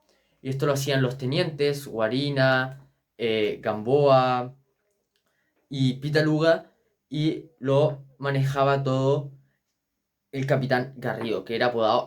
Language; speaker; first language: Spanish; native; Spanish